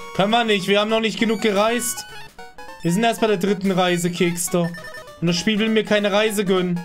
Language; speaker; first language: German; native; German